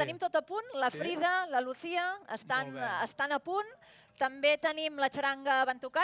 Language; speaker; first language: Catalan; native; Catalan